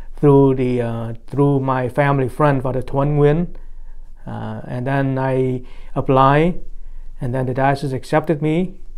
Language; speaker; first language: English; non-native, fluent; Vietnamese